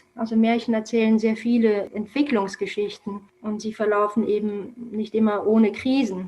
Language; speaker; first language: German; non-native, fluent; Romanian